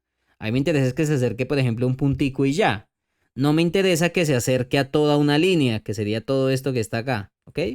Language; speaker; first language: Spanish; native; Spanish